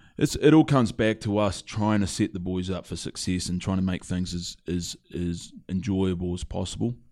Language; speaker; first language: English; native; English